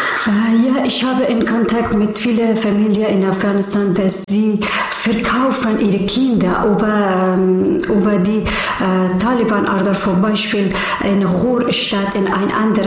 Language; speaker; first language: German; non-native, learner; Persian